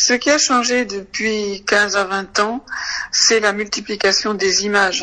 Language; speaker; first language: French; native; French